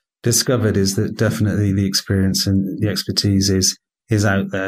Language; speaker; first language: English; native; English